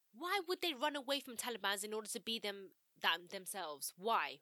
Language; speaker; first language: English; native; English